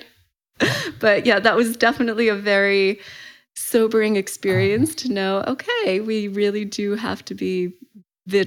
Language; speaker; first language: English; early bilingual, other home language; Chinese